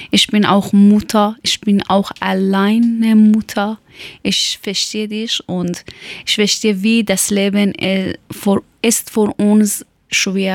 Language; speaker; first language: German; non-native, learner; Persian